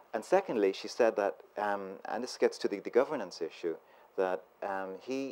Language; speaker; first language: English; native; English